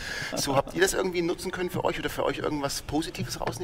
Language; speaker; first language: German; native; German